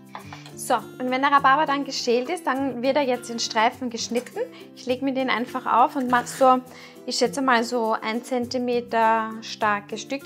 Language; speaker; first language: German; native; German